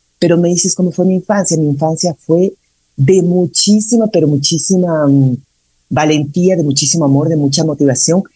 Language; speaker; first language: Spanish; native; Spanish